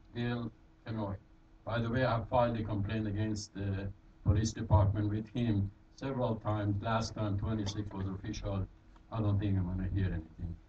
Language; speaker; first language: English; non-native, fluent; Persian